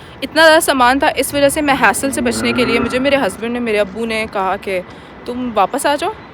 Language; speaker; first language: Urdu; native; Urdu